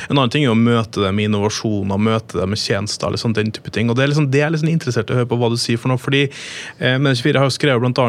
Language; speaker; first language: Norwegian; native; Norwegian